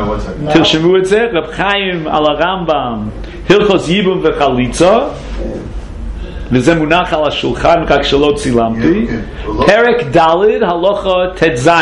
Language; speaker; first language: Hebrew; non-native, fluent; English